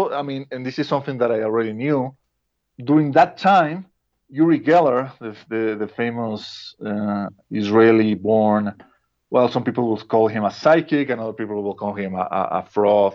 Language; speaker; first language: English; non-native, fluent; Spanish